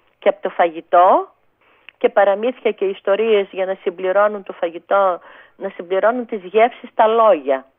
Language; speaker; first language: Greek; native; Greek